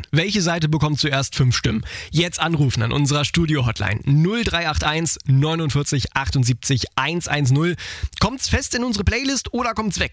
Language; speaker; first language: German; native; German